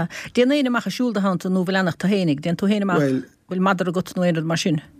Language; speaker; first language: Irish; native; Irish